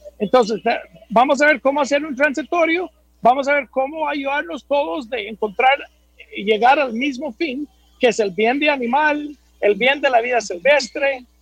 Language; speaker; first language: Spanish; non-native, fluent; English